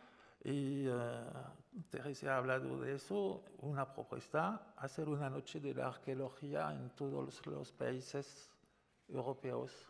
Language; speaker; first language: Spanish; non-native, fluent; French